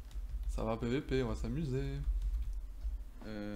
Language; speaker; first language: French; native; French